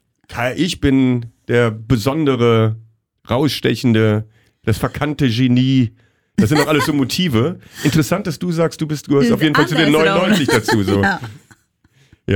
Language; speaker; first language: German; native; German